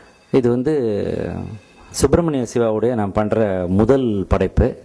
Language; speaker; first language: Tamil; native; Tamil